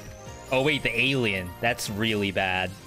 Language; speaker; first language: English; native; English